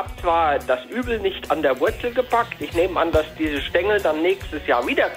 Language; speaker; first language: German; native; German